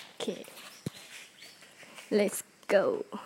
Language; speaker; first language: English; non-native, learner; Malay